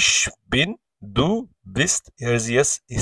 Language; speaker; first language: German; non-native, learner; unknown